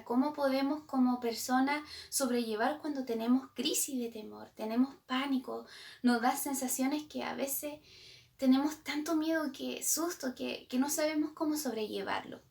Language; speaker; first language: Spanish; native; Spanish